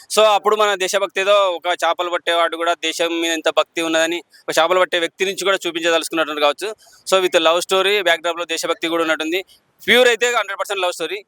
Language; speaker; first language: Telugu; native; Telugu